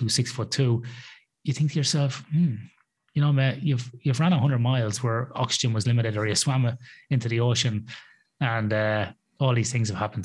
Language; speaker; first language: English; native; English